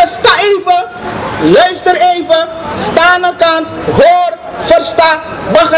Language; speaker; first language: Dutch; non-native, local second language; Sranan Tongo